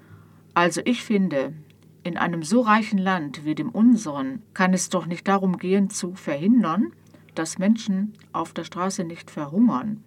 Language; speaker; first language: German; native; German